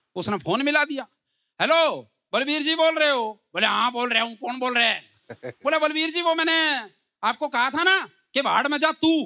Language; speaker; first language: Hindi; native; Hindi